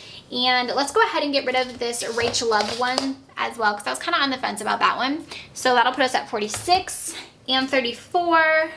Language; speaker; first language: English; native; English